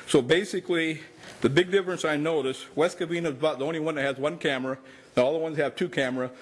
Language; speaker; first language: English; native; English